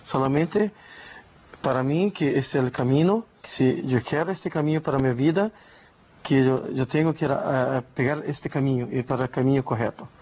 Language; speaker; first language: Spanish; non-native, learner; Portuguese